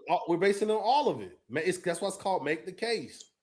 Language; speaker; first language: English; native; English